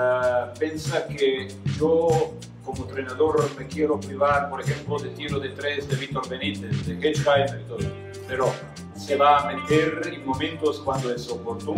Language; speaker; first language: Spanish; non-native, fluent; Serbian